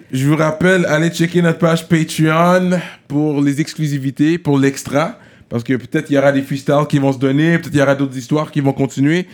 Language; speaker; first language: French; native; French